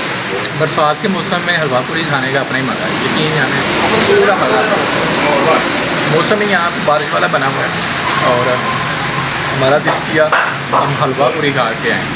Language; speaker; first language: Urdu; non-native, local second language; Punjabi